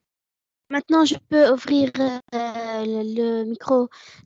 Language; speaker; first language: French; non-native, learner; Arabic